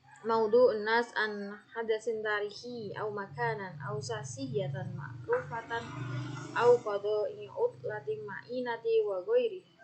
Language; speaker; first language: Arabic; non-native, fluent; Indonesian